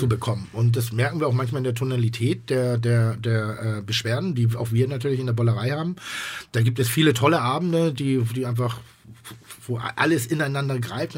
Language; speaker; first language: German; native; German